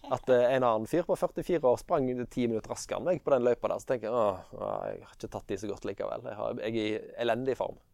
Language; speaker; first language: Norwegian; native; Norwegian